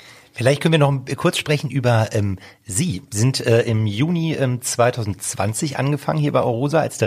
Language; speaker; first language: German; native; German